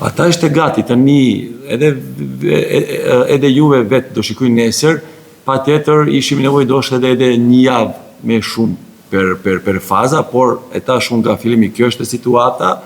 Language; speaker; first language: Albanian; non-native, learner; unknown